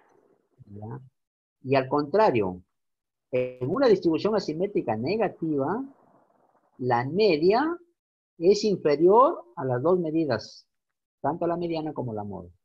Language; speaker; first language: Spanish; native; Spanish